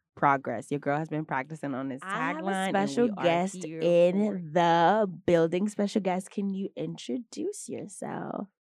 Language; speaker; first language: English; native; English